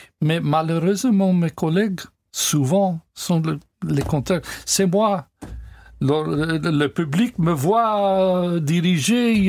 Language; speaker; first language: French; non-native, learner; English